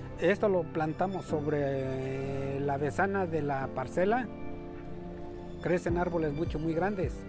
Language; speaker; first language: Spanish; native; Spanish